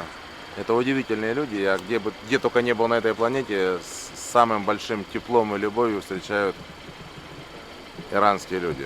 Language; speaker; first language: Russian; native; Russian